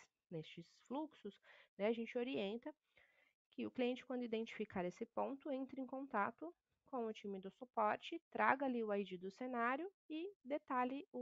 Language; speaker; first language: Portuguese; native; Portuguese